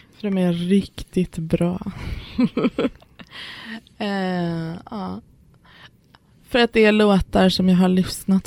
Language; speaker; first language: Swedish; early bilingual, other home language; Persian